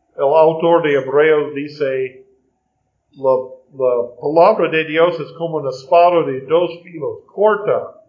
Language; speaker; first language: Spanish; non-native, learner; English